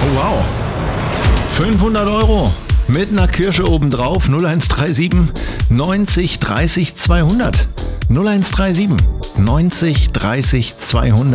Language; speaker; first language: German; native; German